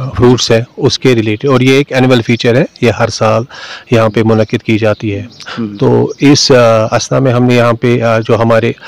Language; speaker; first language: Hindi; non-native, local second language; Kashmiri